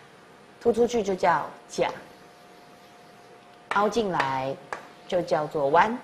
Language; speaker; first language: Chinese; native; Chinese